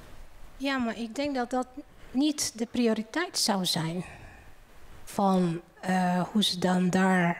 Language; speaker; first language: Dutch; non-native, fluent; Indonesian